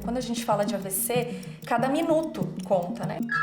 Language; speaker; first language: Portuguese; native; Portuguese